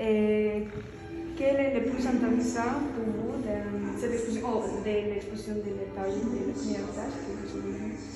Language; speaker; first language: French; non-native, learner; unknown